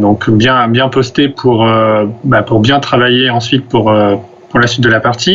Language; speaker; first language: French; native; French